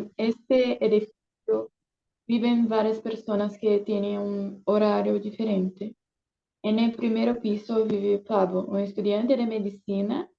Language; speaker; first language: Spanish; non-native, learner; Portuguese